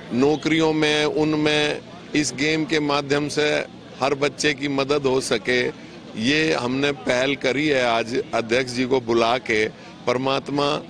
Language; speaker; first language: Hindi; native; Hindi